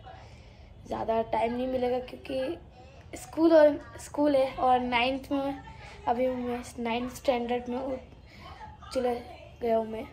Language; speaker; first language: Hindi; non-native, local second language; Bangla